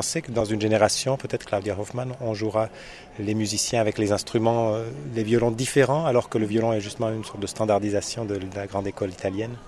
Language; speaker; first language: French; native; French